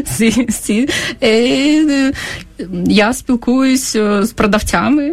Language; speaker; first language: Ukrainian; non-native, local second language; Russian